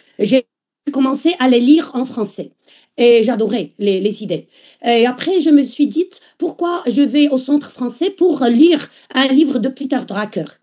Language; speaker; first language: French; non-native, local second language; Arabic